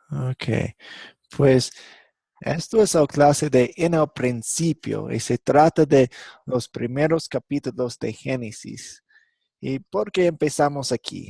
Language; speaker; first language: Spanish; non-native, fluent; English